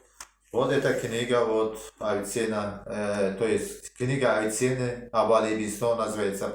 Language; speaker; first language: Russian; non-native, local second language; Uzbek